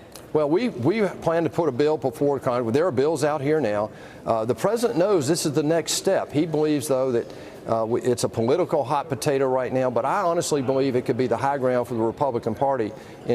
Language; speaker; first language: English; native; English